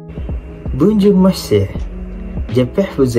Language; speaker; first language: French; non-native, learner; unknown